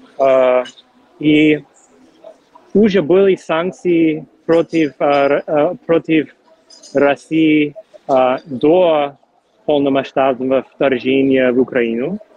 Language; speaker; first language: Russian; non-native, fluent; English